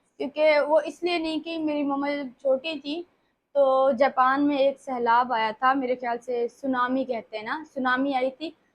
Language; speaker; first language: Urdu; native; Urdu